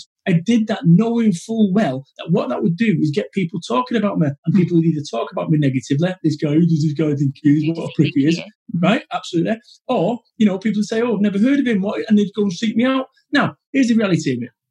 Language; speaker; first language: English; native; English